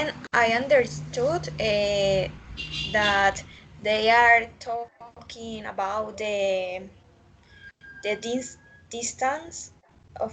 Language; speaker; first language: English; non-native, learner; Spanish